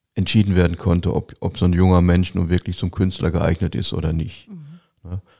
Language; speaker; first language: German; native; German